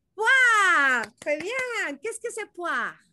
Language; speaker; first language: French; non-native, learner; Spanish